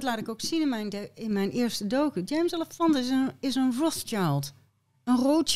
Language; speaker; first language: Dutch; native; Dutch